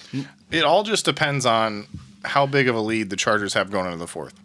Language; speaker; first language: English; native; English